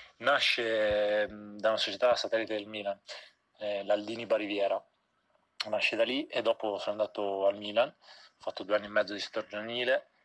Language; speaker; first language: Italian; native; Italian